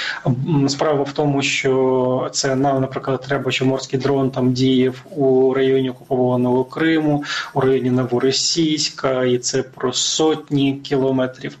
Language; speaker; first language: Ukrainian; native; Ukrainian